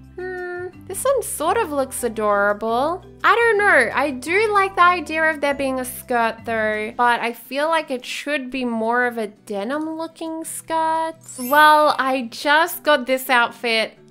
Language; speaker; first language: English; native; English